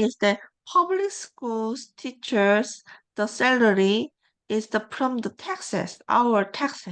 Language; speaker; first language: English; non-native, learner; Korean